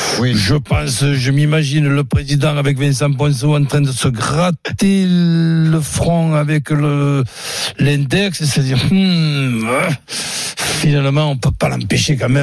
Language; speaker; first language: French; native; French